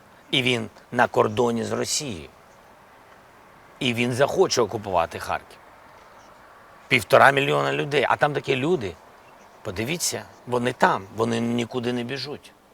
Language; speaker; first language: Ukrainian; non-native, local second language; Russian